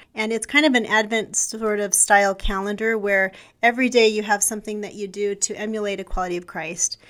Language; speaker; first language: English; native; English